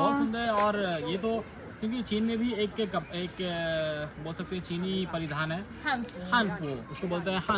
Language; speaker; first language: Hindi; native; Hindi